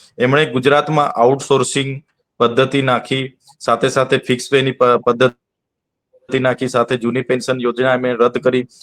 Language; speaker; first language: Gujarati; non-native, local second language; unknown